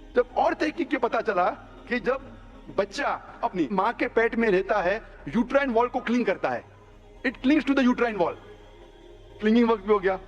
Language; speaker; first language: Hindi; non-native, local second language; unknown